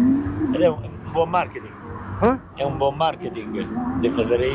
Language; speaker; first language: Italian; non-native, learner; Portuguese